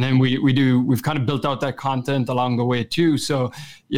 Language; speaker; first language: English; native; English